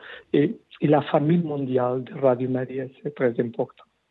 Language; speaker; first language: French; non-native, learner; Portuguese